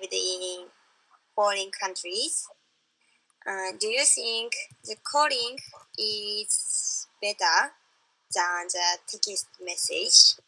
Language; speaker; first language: English; non-native, learner; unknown